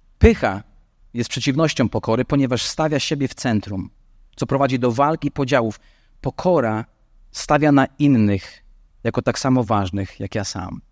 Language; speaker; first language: Polish; non-native, fluent; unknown